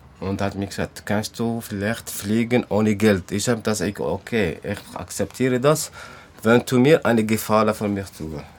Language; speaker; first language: German; non-native, learner; Arabic